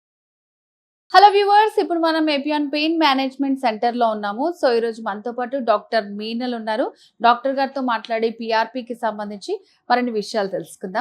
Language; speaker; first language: Telugu; native; Telugu